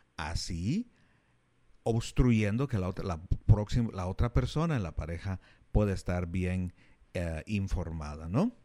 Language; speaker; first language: Spanish; native; Spanish